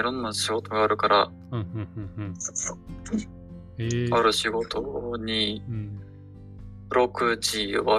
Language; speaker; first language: Japanese; non-native, learner; Ukrainian